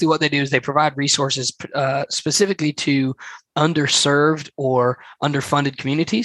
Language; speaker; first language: English; native; English